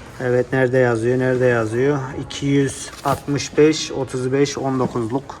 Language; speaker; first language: Turkish; early bilingual, heritage; Turkish